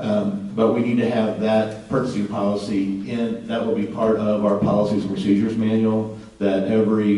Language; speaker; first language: English; native; English